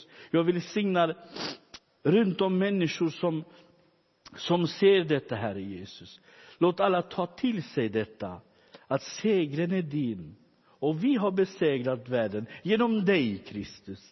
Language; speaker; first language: Swedish; non-native, fluent; Romany